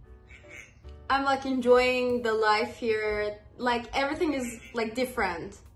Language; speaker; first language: English; non-native, fluent; Persian